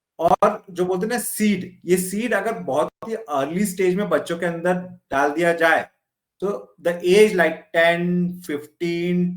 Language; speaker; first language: Hindi; native; Hindi